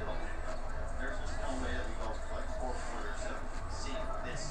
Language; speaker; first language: English; native; English